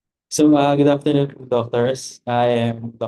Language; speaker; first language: English; non-native, local second language; Filipino